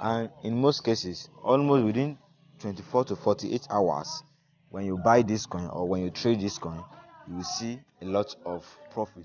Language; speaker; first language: English; non-native, local second language; Yoruba